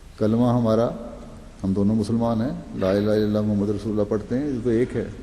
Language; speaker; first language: Urdu; native; Urdu